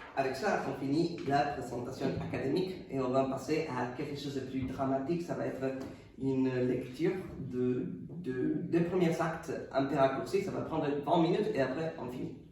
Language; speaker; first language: French; non-native, fluent; Spanish